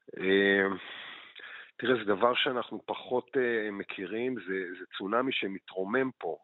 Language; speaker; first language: Hebrew; native; Hebrew